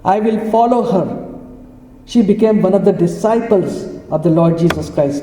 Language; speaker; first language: English; non-native, local second language; Gujarati